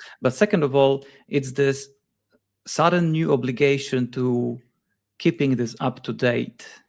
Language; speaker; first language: English; non-native, fluent; Polish